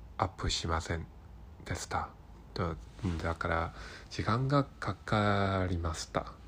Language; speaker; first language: Japanese; non-native, learner; Cantonese